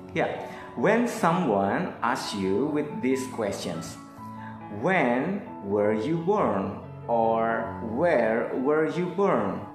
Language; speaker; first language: English; non-native, fluent; Indonesian